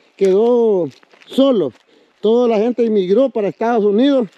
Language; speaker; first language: Spanish; native; Spanish